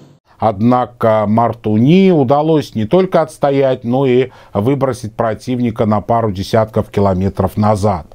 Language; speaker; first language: Russian; native; Russian